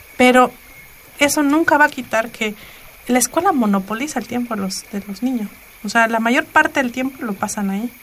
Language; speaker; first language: Spanish; non-native, local second language; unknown